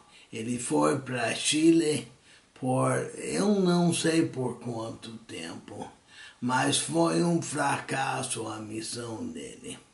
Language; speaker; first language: Portuguese; non-native, fluent; English